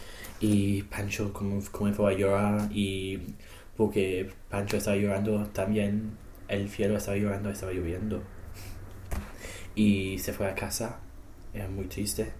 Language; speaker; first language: Spanish; non-native, learner; English